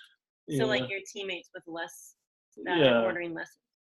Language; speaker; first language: English; native; English